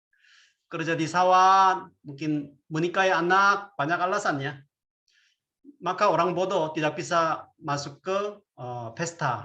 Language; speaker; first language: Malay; non-native, fluent; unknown